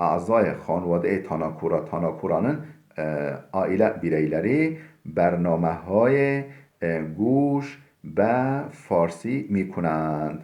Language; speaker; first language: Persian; non-native, fluent; Turkish